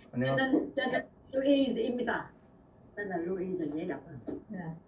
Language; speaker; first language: Korean; non-native, fluent; Vietnamese